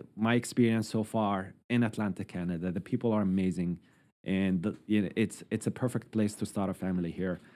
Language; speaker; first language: English; non-native, fluent; Arabic